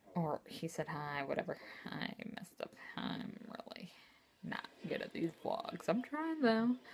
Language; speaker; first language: English; native; English